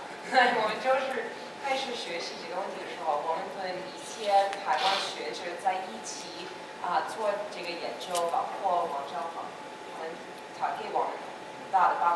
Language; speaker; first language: Chinese; non-native, fluent; English